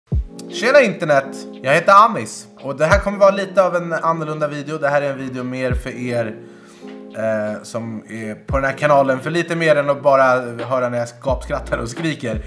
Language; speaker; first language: Swedish; native; Swedish